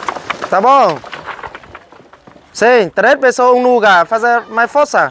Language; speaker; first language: Portuguese; non-native, learner; Vietnamese